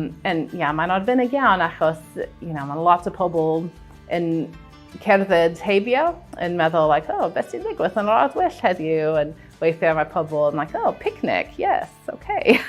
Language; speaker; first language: Welsh; non-native, fluent; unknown